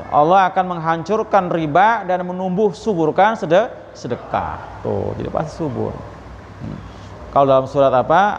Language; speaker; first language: Indonesian; native; Indonesian